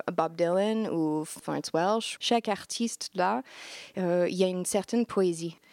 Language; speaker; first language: French; non-native, fluent; English